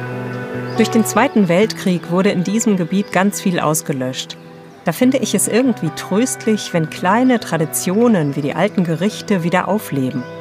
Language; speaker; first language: German; native; German